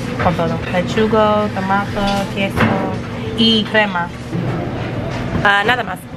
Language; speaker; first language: Spanish; non-native, learner; English